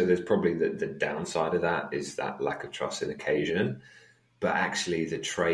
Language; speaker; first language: English; native; English